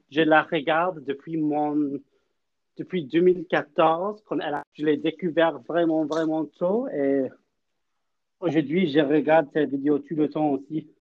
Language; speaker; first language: French; non-native, learner; English